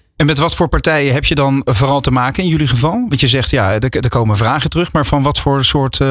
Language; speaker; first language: Dutch; native; Dutch